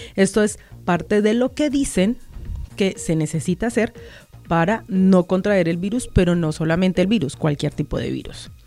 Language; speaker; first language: Spanish; native; Spanish